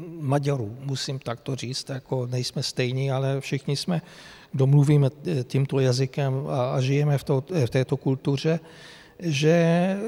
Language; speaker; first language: Czech; non-native, fluent; Hungarian